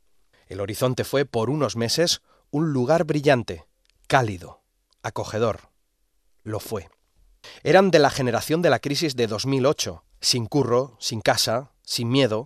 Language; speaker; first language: Spanish; native; Spanish